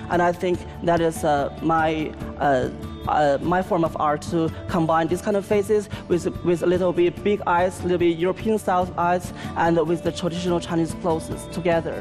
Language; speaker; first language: English; non-native, fluent; Chinese